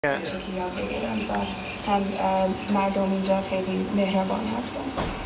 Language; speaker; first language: Persian; non-native, learner; English